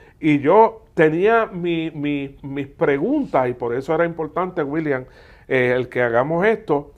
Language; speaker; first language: Spanish; native; Spanish